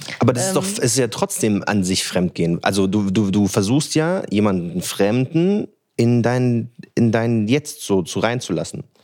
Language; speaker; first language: German; early bilingual, other home language; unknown